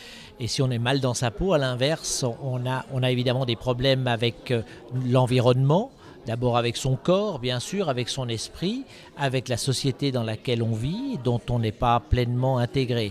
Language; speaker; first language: French; native; French